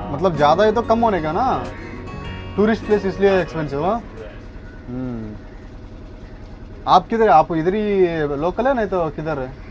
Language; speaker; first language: Hindi; non-native, local second language; Telugu